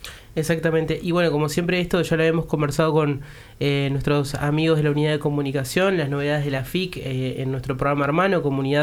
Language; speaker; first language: Spanish; native; Spanish